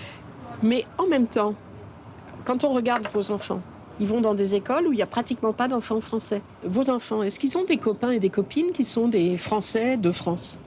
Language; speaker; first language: French; native; French